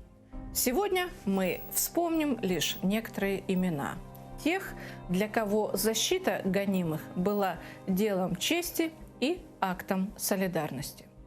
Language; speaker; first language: Russian; native; Russian